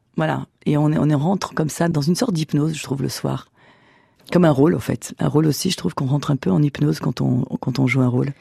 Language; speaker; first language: French; early bilingual, other home language; Portuguese